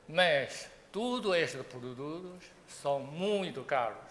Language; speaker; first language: Portuguese; non-native, fluent; Chinese